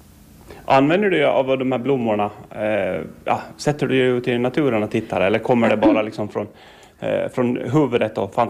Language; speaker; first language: Swedish; native; Swedish